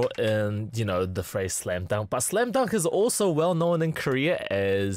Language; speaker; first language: English; native; English